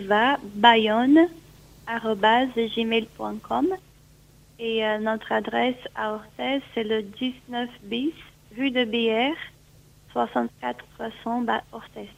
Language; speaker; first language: French; non-native, fluent; Portuguese